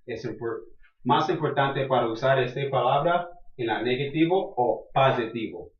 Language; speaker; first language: Spanish; non-native, learner; English